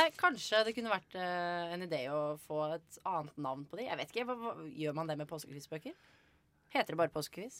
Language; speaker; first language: Norwegian; native; Norwegian